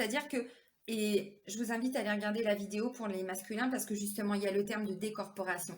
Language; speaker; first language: French; native; French